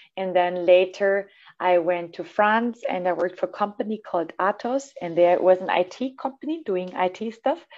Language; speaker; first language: English; non-native, fluent; German